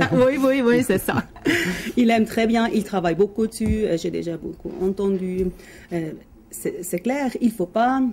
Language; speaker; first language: French; non-native, local second language; German